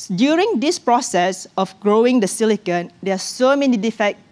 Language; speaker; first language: English; non-native, local second language; Malay